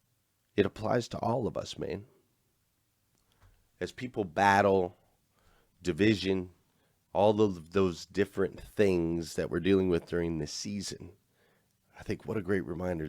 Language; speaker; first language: English; native; English